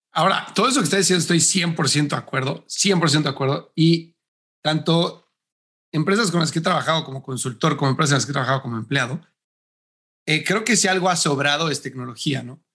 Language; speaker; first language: Spanish; native; Spanish